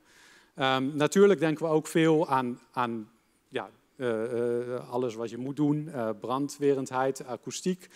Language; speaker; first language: Dutch; native; Dutch